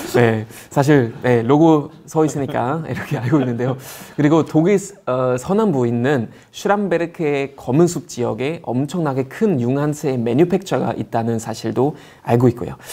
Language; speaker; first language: Korean; non-native, fluent; German